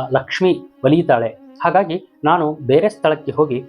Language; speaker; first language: Kannada; native; Kannada